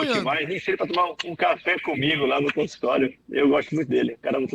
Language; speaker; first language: Portuguese; native; Portuguese